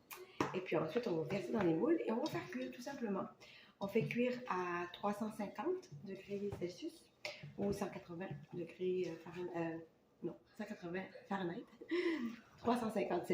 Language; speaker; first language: French; native; French